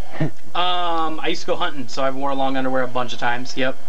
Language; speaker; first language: English; native; English